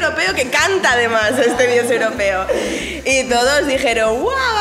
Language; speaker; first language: Spanish; native; Spanish